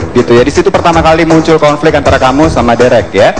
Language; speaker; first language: Indonesian; native; Indonesian